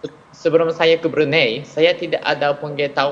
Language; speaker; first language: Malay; non-native, fluent; Japanese